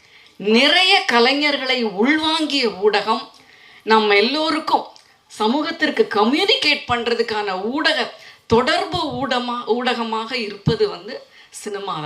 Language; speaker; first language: Tamil; native; Tamil